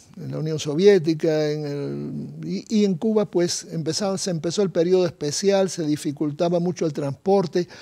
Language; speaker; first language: Spanish; native; Spanish